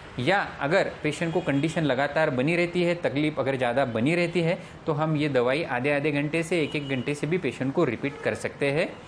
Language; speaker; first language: Hindi; non-native, local second language; Marathi